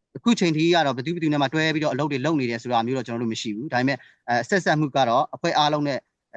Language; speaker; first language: Burmese; non-native, local second language; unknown